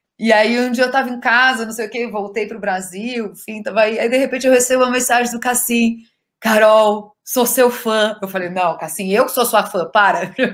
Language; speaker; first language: Portuguese; native; Portuguese